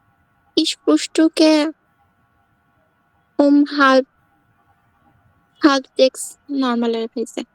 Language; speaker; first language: German; non-native, learner; Bangla